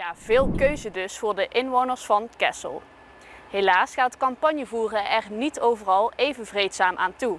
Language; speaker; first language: Dutch; native; Dutch